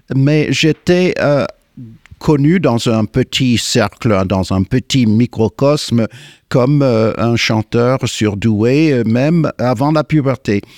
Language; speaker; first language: French; non-native, fluent; English